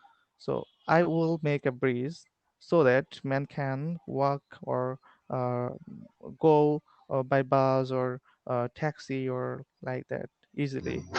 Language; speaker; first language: English; non-native, learner; Bangla